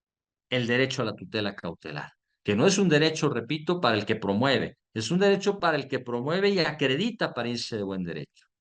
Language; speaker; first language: Spanish; native; Spanish